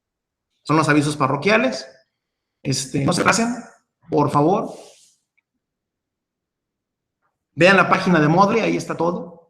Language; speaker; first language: Spanish; native; Spanish